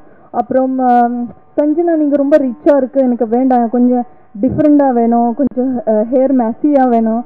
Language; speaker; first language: Tamil; non-native, learner; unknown